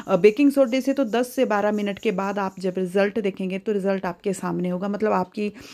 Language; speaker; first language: Hindi; native; Hindi